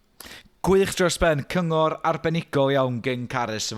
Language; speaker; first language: Welsh; native; Welsh